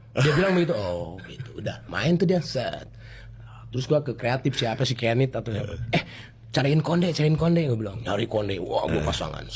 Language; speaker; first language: Indonesian; native; Indonesian